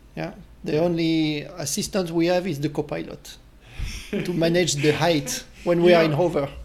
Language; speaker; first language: English; non-native, fluent; French